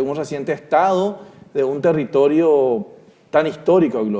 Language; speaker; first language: Spanish; native; Spanish